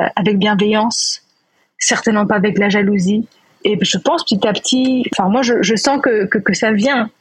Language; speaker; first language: French; native; French